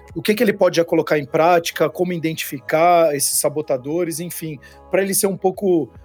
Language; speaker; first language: Portuguese; native; Portuguese